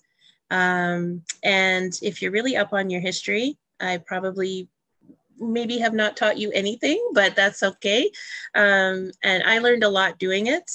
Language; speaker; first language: English; native; English